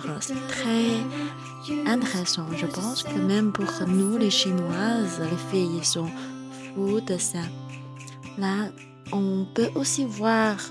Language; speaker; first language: French; non-native, fluent; Chinese